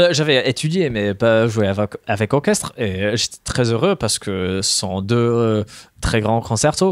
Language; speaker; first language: French; non-native, fluent; English